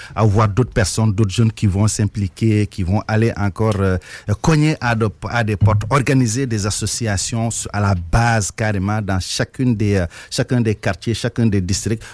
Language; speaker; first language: French; non-native, local second language; Wolof